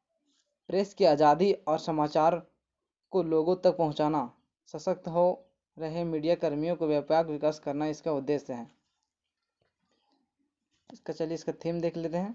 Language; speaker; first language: Hindi; native; Hindi